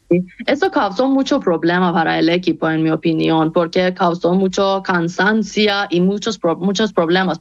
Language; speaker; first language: Spanish; non-native, fluent; Persian